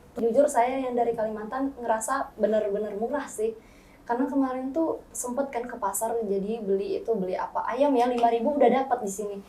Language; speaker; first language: Indonesian; native; Indonesian